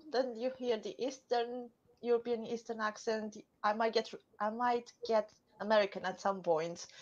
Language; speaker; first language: English; non-native, fluent; Romanian